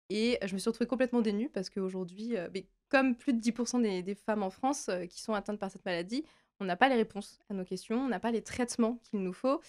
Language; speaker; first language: French; native; French